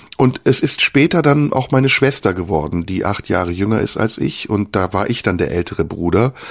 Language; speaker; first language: German; early bilingual, other home language; Turkish